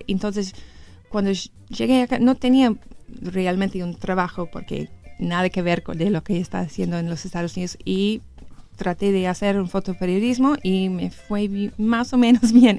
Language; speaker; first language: Spanish; non-native, learner; English